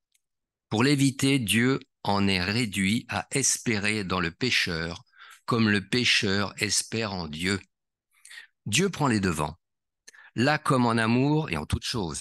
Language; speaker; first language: French; native; French